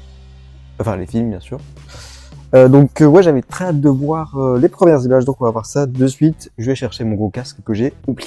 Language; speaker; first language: French; native; French